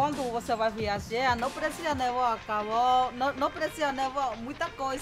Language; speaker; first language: Portuguese; non-native, learner; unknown